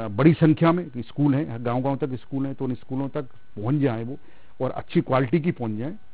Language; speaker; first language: Hindi; native; Hindi